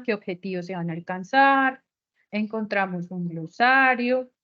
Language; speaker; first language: Spanish; native; Spanish